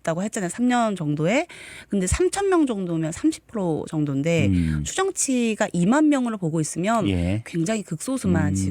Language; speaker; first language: Korean; native; Korean